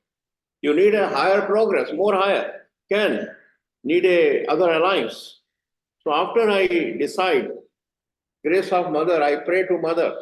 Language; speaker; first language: English; non-native, learner; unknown